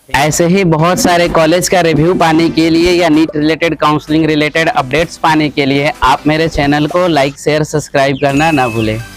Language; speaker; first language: Hindi; native; Hindi